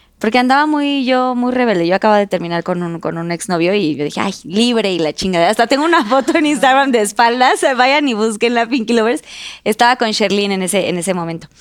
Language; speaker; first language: Spanish; native; Spanish